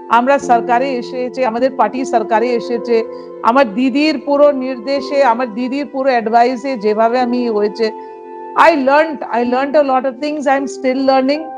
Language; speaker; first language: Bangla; non-native, local second language; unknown